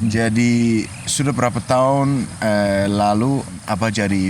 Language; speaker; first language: Indonesian; non-native, learner; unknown